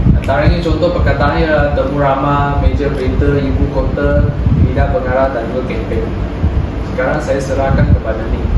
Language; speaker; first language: Malay; non-native, local second language; Chinese